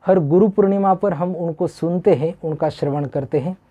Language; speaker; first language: Hindi; non-native, local second language; Marathi